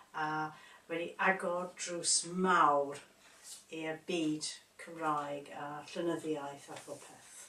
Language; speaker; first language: Welsh; non-native, learner; English